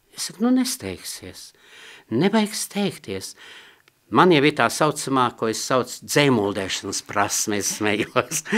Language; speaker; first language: Latvian; non-native, local second language; Russian